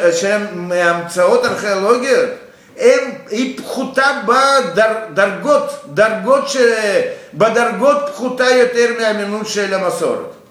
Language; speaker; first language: Hebrew; non-native, fluent; Russian